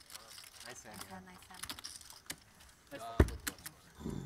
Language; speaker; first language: English; non-native, fluent; French